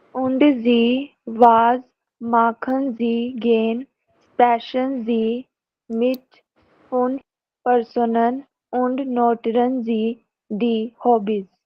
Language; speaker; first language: German; non-native, learner; Hindi